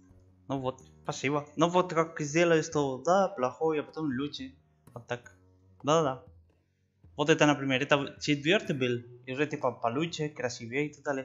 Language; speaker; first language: Russian; non-native, learner; Spanish